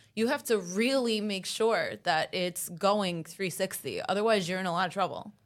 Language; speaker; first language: English; early bilingual, other home language; Italian